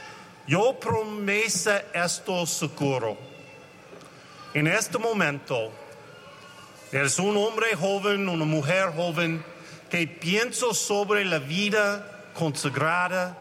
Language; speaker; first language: Spanish; non-native, learner; English